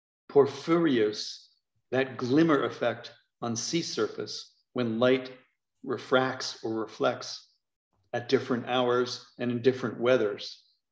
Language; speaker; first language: English; native; English